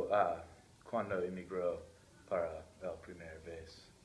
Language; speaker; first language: Spanish; non-native, learner; English